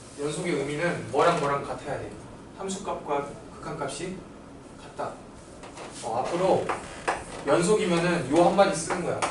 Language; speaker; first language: Korean; native; Korean